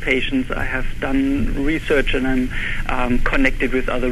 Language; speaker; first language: English; non-native, fluent; German